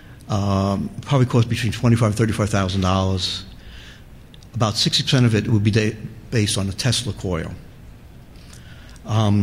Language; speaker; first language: English; native; English